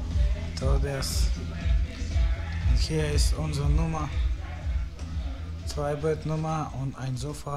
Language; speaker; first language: German; non-native, learner; Russian